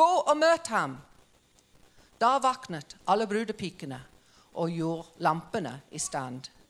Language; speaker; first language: Norwegian; non-native, fluent; English